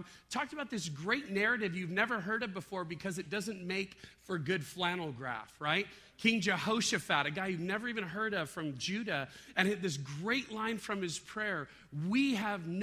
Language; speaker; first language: English; native; English